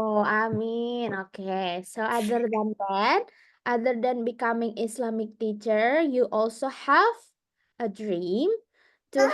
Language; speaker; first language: English; non-native, fluent; Indonesian